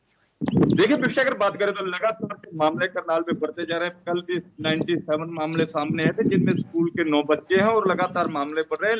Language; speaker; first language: Hindi; native; Hindi